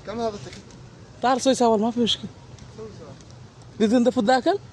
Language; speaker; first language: Arabic; non-native, learner; Bangla